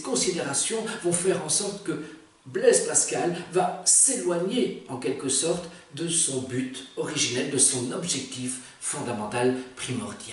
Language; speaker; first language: French; native; French